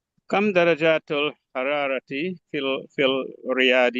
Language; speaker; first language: Arabic; non-native, learner; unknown